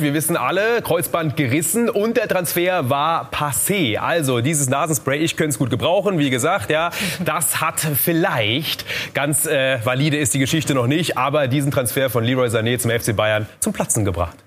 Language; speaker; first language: German; native; German